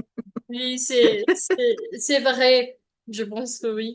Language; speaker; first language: French; non-native, learner; Punjabi